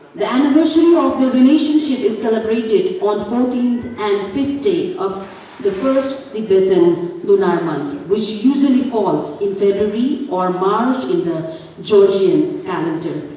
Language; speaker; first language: English; non-native, local second language; Nepali